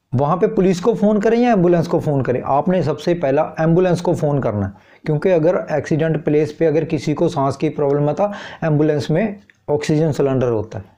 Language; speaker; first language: Hindi; non-native, local second language; Punjabi